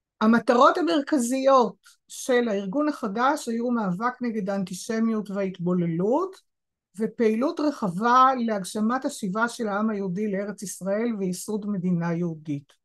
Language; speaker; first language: Hebrew; native; Hebrew